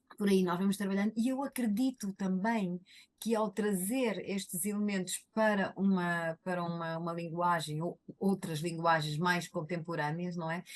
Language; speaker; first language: Portuguese; native; Portuguese